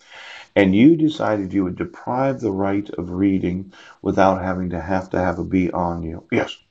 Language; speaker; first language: English; native; English